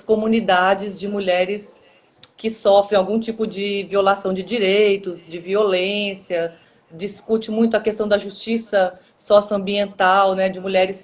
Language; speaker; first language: Portuguese; native; Portuguese